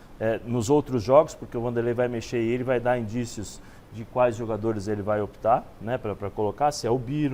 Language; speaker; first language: Portuguese; native; Portuguese